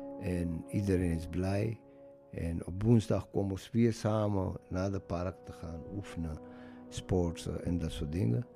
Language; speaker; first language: Dutch; non-native, learner; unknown